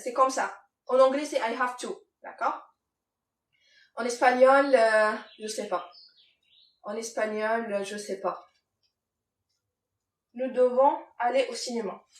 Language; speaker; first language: French; non-native, local second language; Arabic